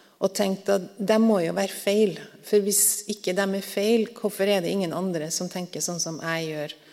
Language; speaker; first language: Norwegian; native; Norwegian